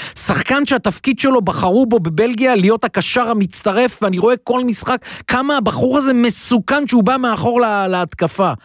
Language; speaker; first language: Hebrew; native; Hebrew